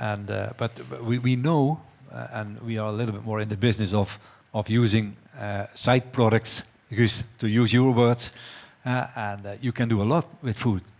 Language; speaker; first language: English; non-native, fluent; Dutch